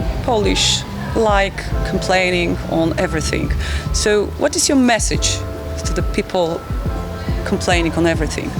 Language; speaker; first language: English; non-native, learner; Polish